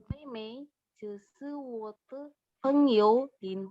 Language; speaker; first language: Chinese; non-native, learner; Indonesian